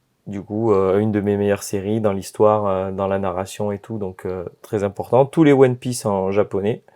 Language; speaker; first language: French; native; French